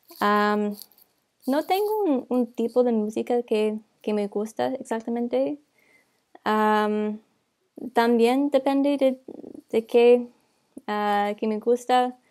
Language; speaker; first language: Spanish; non-native, learner; English